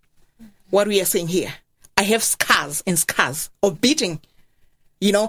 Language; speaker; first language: English; non-native, local second language; Shona